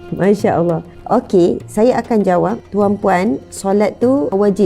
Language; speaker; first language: Malay; native; Malay